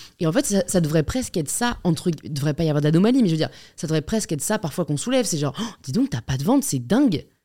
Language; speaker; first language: French; native; French